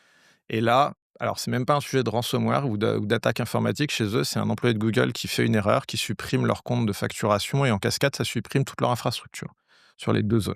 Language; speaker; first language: French; native; French